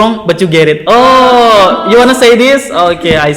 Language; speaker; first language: English; non-native, learner; Indonesian